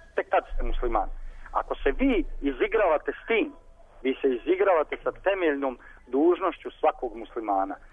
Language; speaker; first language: Bosnian; native; Bosnian